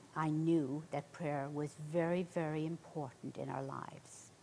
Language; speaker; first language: English; native; English